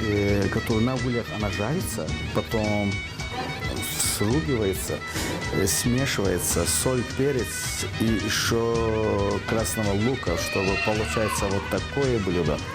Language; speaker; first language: Russian; non-native, learner; Azerbaijani